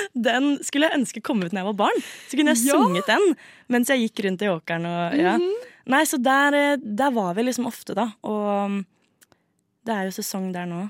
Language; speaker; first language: Norwegian; native; Norwegian